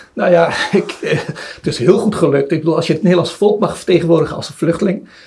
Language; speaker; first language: Dutch; early bilingual, other home language; Turoyo